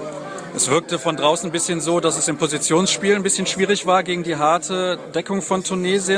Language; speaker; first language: German; native; German